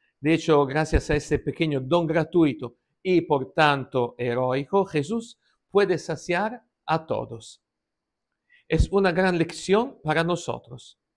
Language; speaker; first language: Spanish; non-native, fluent; Italian